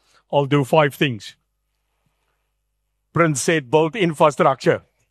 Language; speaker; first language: English; non-native, local second language; Afrikaans